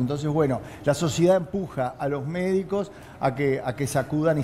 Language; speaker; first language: Spanish; native; Spanish